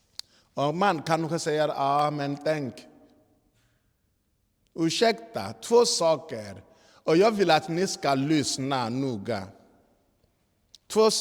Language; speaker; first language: Swedish; non-native, fluent; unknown